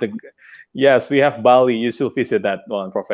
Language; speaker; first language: English; non-native, fluent; Indonesian